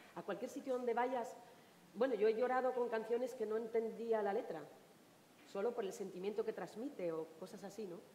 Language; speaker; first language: Spanish; native; Spanish